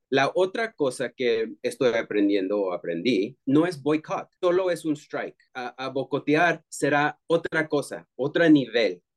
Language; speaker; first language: Spanish; early bilingual, heritage; Spanish